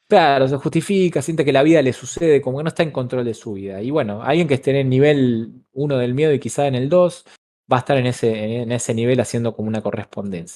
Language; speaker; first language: Spanish; native; Spanish